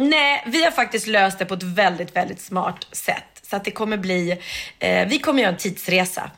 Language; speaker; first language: Swedish; native; Swedish